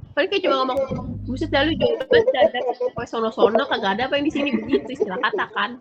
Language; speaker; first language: Indonesian; native; Indonesian